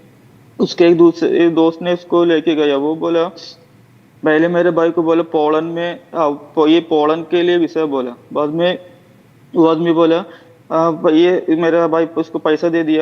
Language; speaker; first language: Hindi; non-native, local second language; Malayalam